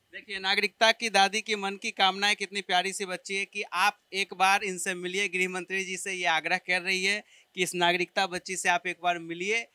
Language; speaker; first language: Hindi; native; Hindi